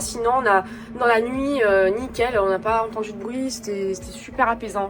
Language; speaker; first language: French; native; French